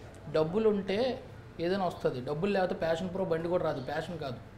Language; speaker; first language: Telugu; native; Telugu